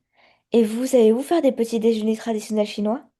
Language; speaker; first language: French; non-native, learner; Chinese